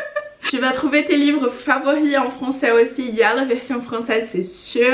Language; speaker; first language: French; non-native, fluent; Portuguese